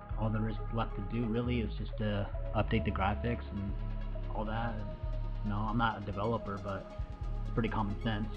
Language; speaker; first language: English; native; English